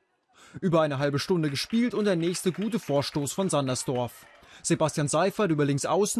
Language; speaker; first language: German; native; German